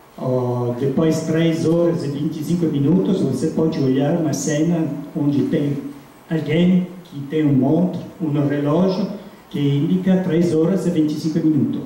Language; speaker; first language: Portuguese; non-native, fluent; Italian